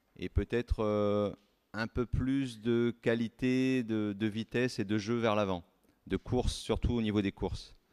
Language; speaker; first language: French; native; French